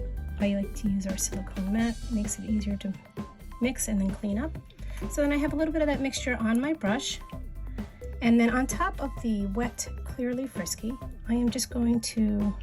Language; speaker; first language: English; native; English